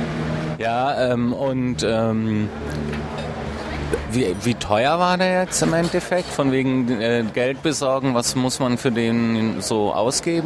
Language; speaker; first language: German; native; German